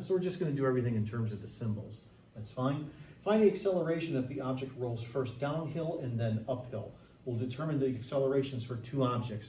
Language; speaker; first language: English; native; English